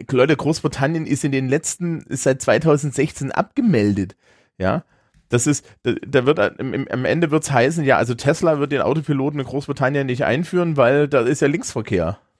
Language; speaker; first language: German; native; German